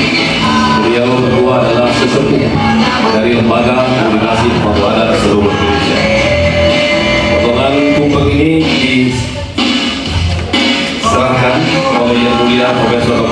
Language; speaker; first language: Indonesian; native; Indonesian